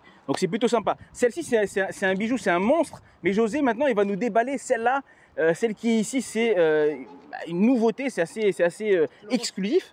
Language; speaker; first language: French; native; French